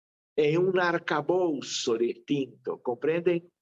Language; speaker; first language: Spanish; non-native, fluent; Portuguese